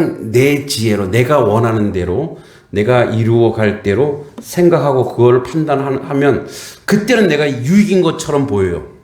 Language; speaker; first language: Korean; native; Korean